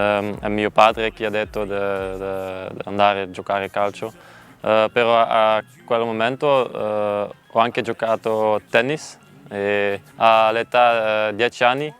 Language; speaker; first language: Italian; non-native, learner; Dutch